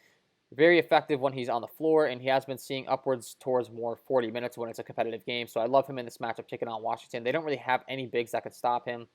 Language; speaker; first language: English; native; English